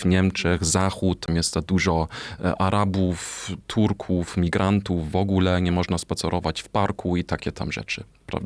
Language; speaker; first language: Polish; non-native, fluent; German